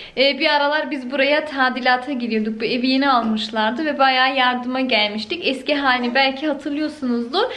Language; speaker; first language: Turkish; early bilingual, heritage; Turkish